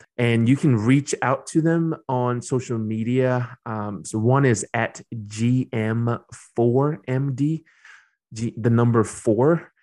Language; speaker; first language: English; early bilingual, other home language; Burmese